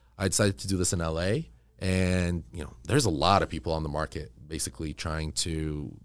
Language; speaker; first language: English; early bilingual, other home language; Arabic